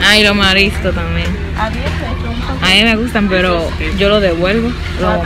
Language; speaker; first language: Spanish; native; Spanish